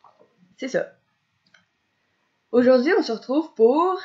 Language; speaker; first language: French; native; French